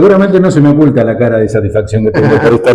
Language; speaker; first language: Spanish; native; Spanish